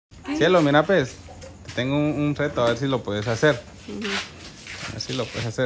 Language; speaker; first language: Spanish; native; Spanish